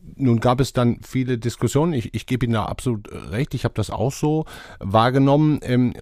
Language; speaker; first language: German; native; German